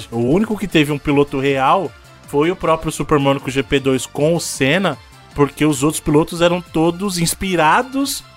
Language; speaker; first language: Portuguese; native; Portuguese